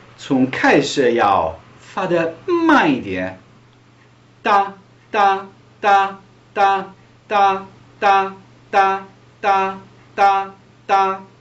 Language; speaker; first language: Chinese; non-native, fluent; Italian